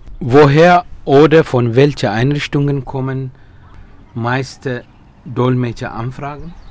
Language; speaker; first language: German; non-native, fluent; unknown